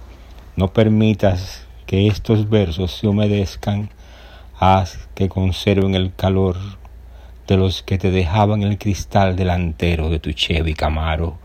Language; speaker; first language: Spanish; native; Spanish